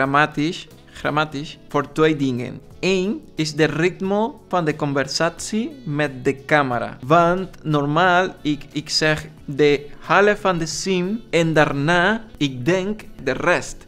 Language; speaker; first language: Dutch; non-native, learner; Spanish